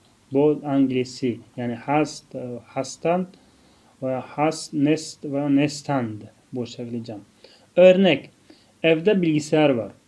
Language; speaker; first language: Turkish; non-native, fluent; Tajik